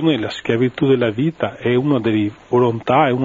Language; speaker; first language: Italian; native; Italian